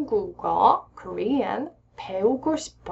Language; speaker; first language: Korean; non-native, fluent; English